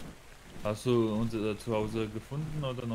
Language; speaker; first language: German; non-native, learner; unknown